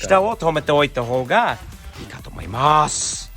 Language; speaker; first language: Japanese; non-native, fluent; English